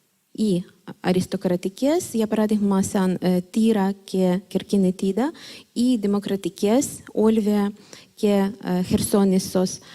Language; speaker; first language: Greek; non-native, fluent; Ukrainian